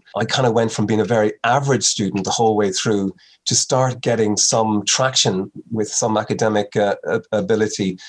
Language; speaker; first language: English; native; English